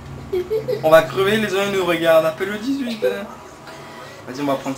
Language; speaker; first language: French; native; French